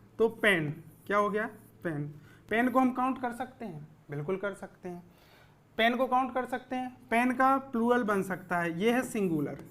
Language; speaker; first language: Hindi; native; Hindi